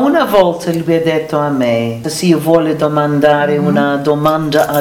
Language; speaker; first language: Italian; non-native, learner; English